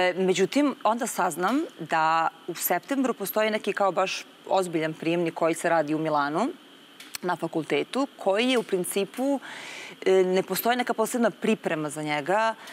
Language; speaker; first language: Serbian; native; Serbian